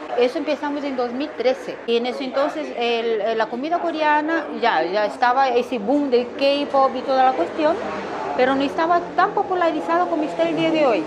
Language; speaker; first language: Spanish; non-native, fluent; Korean